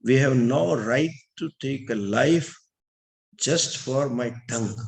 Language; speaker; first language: English; non-native, local second language; Gujarati